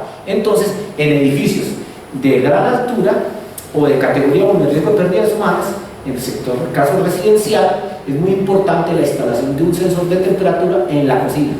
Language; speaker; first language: Spanish; native; Spanish